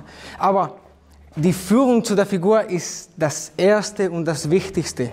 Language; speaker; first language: German; non-native, fluent; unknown